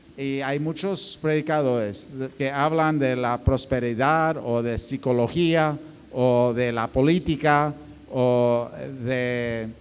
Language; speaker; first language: Spanish; non-native, fluent; English